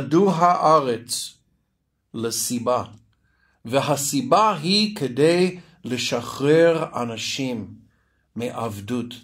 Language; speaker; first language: Hebrew; non-native, fluent; English